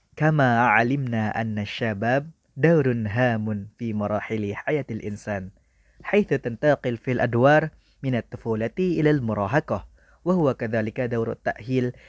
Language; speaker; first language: Arabic; non-native, fluent; Indonesian